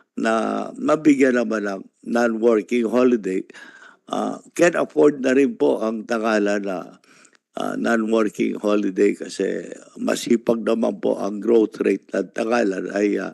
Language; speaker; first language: Filipino; non-native, local second language; Aklanon